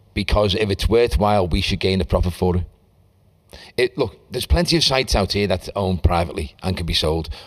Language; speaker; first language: English; native; English